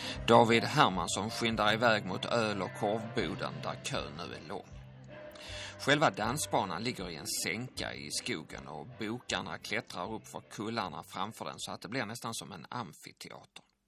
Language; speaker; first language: Swedish; native; Swedish